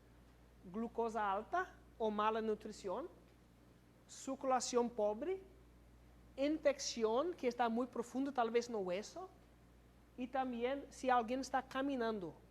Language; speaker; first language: Spanish; non-native, learner; English